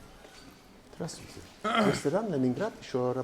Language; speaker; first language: Russian; non-native, learner; English